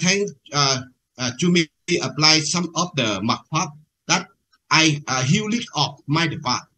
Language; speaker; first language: English; non-native, learner; Vietnamese